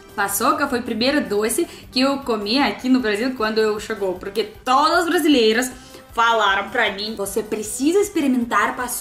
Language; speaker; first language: Portuguese; non-native, learner; Russian